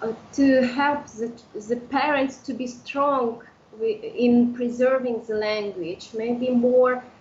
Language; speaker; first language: English; non-native, fluent; Udmurt